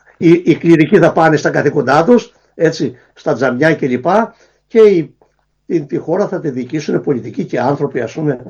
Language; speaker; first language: Greek; native; Greek